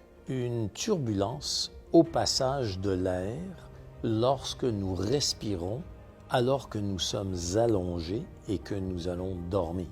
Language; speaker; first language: French; native; French